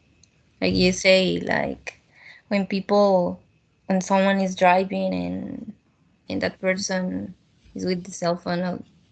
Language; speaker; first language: English; non-native, fluent; Spanish